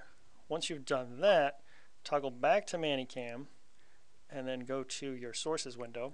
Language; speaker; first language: English; native; English